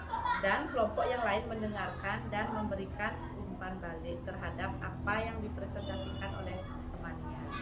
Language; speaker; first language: Indonesian; native; Indonesian